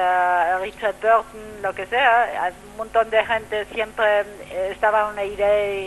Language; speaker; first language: Spanish; non-native, fluent; German